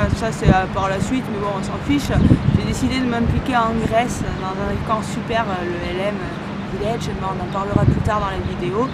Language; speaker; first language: French; native; French